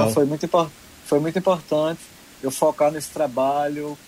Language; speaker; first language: Portuguese; native; Portuguese